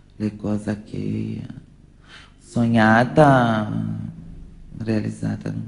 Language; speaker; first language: Italian; non-native, learner; Portuguese